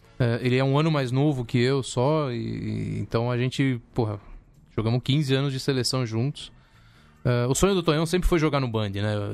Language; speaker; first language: Portuguese; early bilingual, other home language; Spanish